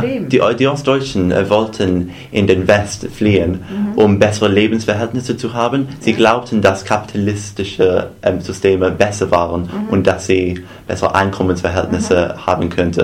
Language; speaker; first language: German; non-native, fluent; English